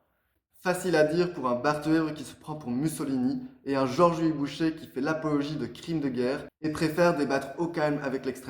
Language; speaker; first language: French; native; French